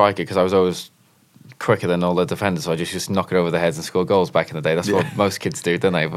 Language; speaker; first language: English; native; English